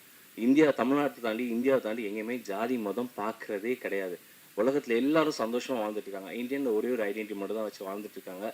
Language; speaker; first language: Tamil; native; Tamil